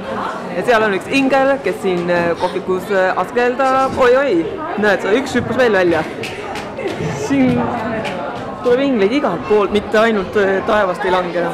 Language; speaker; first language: Estonian; native; Estonian